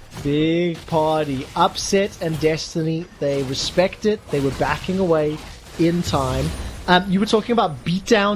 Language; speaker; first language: English; native; English